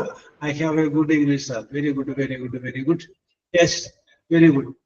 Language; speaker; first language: English; non-native, fluent; Malayalam